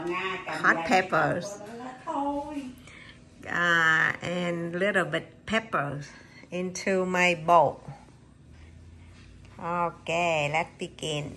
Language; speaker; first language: English; non-native, learner; Vietnamese